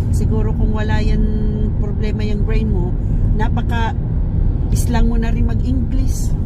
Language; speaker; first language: Filipino; native; Filipino